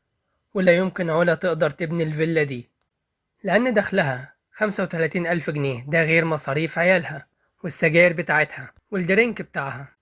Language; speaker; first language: Arabic; native; Arabic